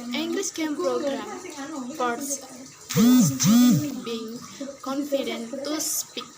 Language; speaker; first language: English; non-native, learner; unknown